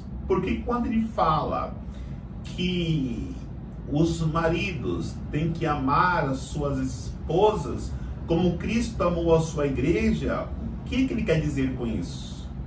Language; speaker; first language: Portuguese; native; Portuguese